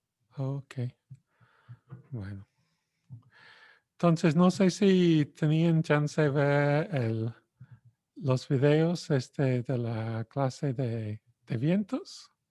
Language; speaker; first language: Spanish; non-native, fluent; English